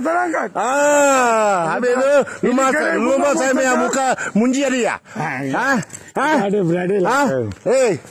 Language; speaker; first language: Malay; non-native, local second language; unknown